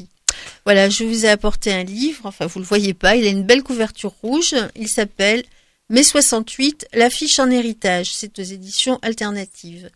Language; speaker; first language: French; native; French